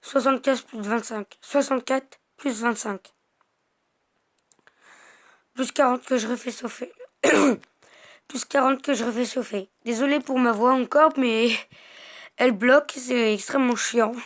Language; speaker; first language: French; native; French